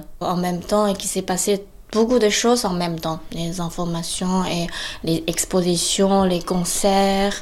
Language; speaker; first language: French; non-native, fluent; Chinese